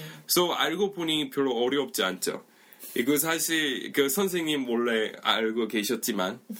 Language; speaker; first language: Korean; non-native, fluent; English